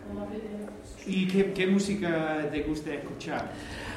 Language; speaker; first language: Spanish; non-native, learner; English